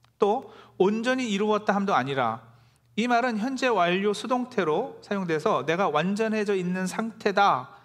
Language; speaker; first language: Korean; native; Korean